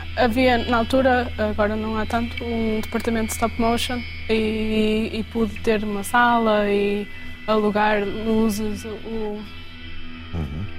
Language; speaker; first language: Portuguese; native; Portuguese